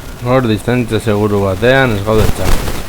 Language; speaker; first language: Basque; native; Basque